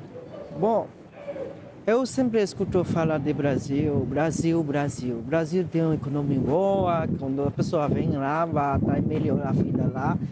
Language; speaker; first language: Portuguese; non-native, learner; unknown